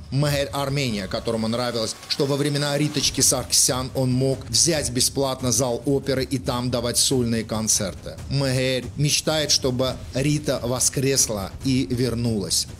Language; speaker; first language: Russian; non-native, local second language; Armenian